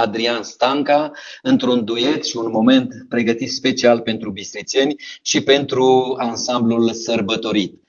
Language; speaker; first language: Romanian; native; Romanian